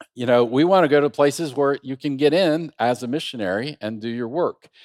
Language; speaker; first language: English; native; English